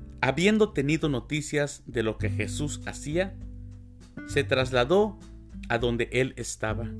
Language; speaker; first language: Spanish; native; Spanish